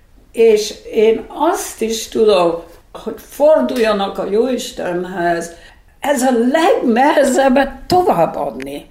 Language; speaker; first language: Hungarian; early bilingual, heritage; Hungarian